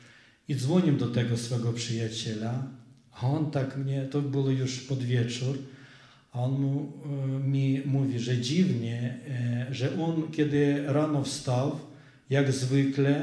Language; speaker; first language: Polish; non-native, fluent; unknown